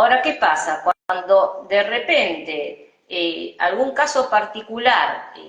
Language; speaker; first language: Spanish; native; Spanish